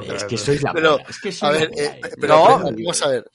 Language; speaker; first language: Spanish; native; Spanish